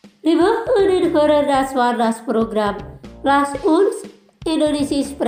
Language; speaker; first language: German; non-native, fluent; Indonesian